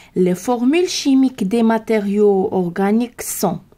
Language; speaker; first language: French; non-native, local second language; Arabic